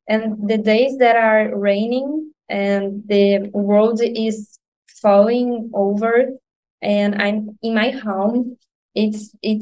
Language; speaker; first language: English; non-native, learner; Portuguese